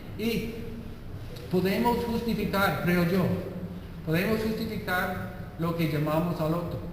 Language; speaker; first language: Spanish; non-native, fluent; English